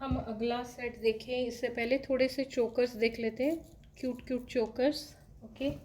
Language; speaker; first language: Hindi; non-native, local second language; Telugu